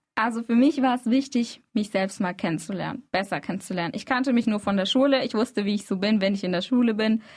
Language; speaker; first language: German; early bilingual, other home language; Arabic